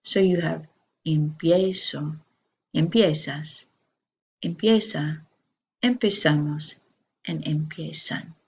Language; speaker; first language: Spanish; non-native, fluent; English